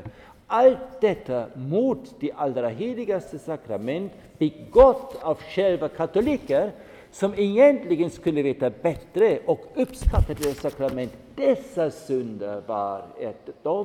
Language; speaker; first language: Swedish; non-native, fluent; German